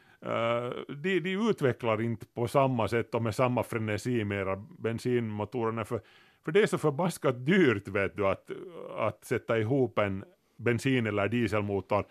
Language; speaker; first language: Swedish; native; Swedish